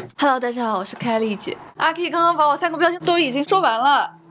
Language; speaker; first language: Chinese; native; Chinese